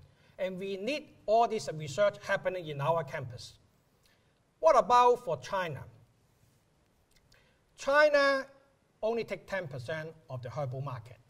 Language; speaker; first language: English; non-native, local second language; Cantonese